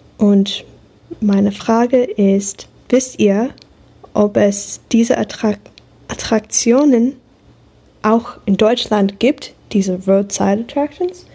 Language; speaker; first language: German; non-native, fluent; English